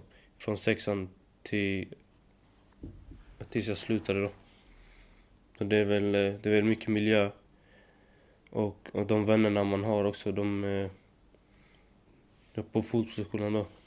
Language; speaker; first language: Swedish; native; Swedish